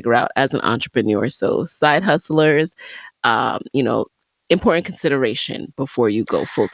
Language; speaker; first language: English; native; English